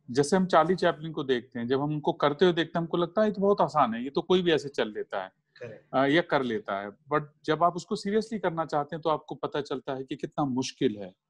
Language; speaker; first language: Hindi; native; Hindi